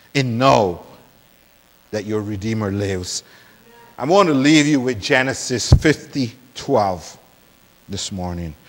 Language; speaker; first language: English; non-native, fluent; Spanish